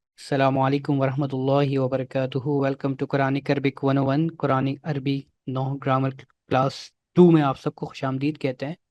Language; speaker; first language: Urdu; native; Urdu